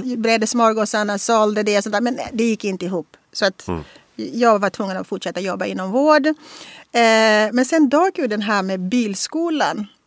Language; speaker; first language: Swedish; non-native, fluent; Portuguese